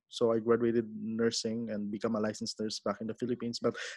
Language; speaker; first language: English; non-native, local second language; Filipino